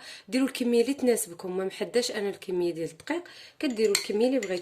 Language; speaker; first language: Arabic; native; Arabic